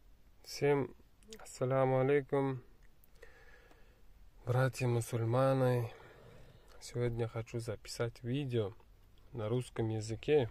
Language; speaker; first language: Russian; non-native, fluent; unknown